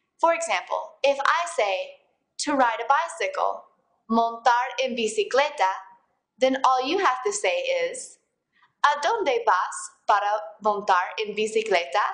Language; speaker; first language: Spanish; non-native, fluent; English